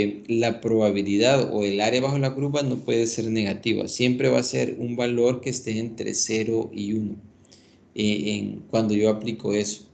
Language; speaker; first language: Spanish; native; Spanish